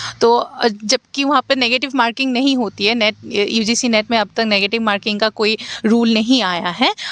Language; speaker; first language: Hindi; non-native, local second language; Assamese